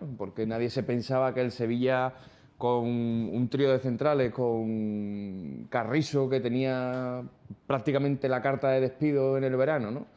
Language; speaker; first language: Spanish; native; Spanish